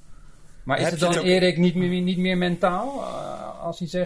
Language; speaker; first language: Dutch; native; Dutch